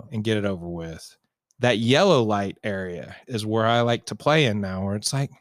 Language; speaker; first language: English; native; English